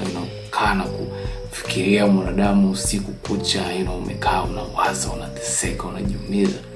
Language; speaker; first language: Swahili; native; Swahili